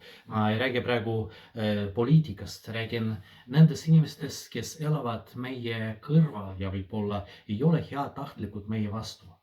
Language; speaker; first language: Estonian; non-native, fluent; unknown